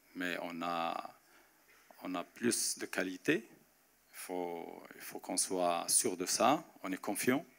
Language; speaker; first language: French; non-native, local second language; Arabic